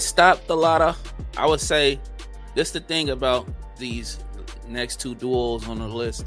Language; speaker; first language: English; native; English